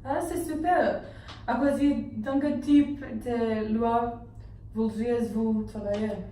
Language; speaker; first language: French; non-native, learner; English